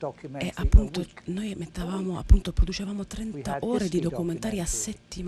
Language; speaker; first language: Italian; native; Italian